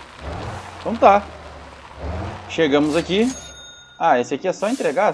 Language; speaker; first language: Portuguese; native; Portuguese